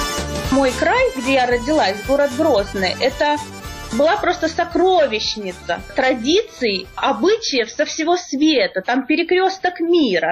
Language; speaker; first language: Russian; native; Russian